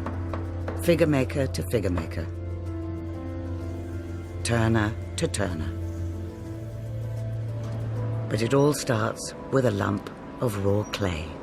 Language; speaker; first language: English; native; English